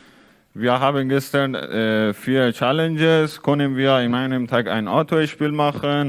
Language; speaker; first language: German; non-native, learner; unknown